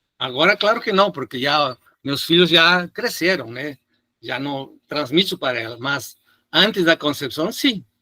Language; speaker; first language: Portuguese; non-native, fluent; Spanish